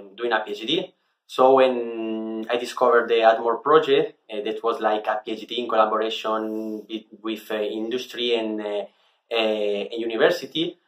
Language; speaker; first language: English; non-native, fluent; Italian